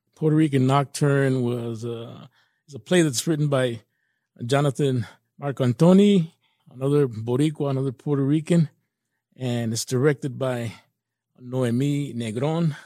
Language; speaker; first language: English; native; English